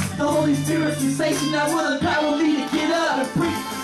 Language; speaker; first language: English; native; English